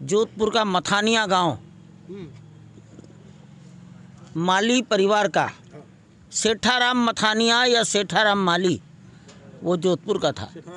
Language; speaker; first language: Hindi; native; Hindi